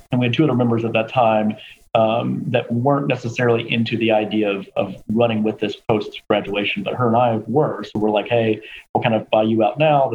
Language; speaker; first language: English; native; English